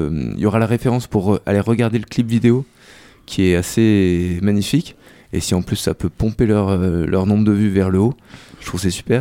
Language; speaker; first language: French; native; French